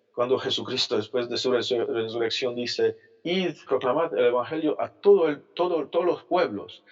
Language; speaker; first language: Spanish; non-native, fluent; Polish